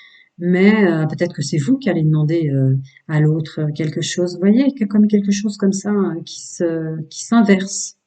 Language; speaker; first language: French; native; French